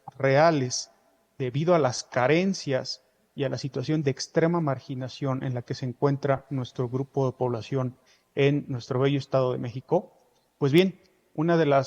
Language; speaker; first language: Spanish; native; Spanish